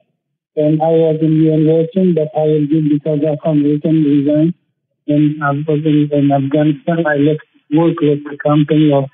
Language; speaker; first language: English; non-native, learner; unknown